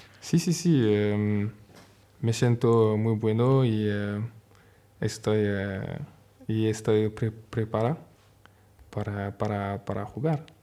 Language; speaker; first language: Spanish; non-native, learner; French